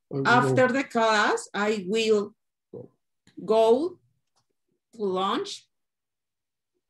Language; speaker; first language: English; non-native, learner; Spanish